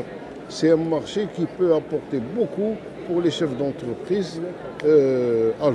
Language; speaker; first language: French; non-native, local second language; Arabic